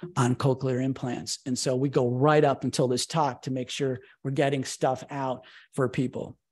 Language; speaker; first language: English; native; English